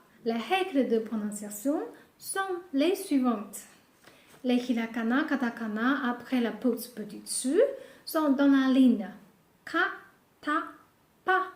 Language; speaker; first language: French; non-native, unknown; Japanese